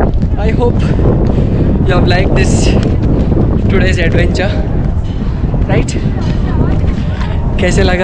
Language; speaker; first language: English; non-native, local second language; Telugu